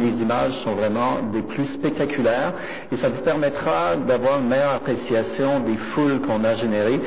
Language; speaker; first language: French; native; French